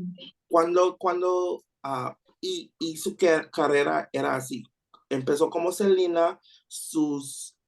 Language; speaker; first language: Spanish; non-native, learner; English